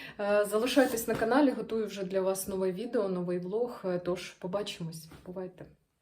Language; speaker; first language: Ukrainian; non-native, local second language; Russian